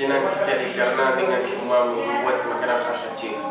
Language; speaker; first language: Indonesian; non-native, learner; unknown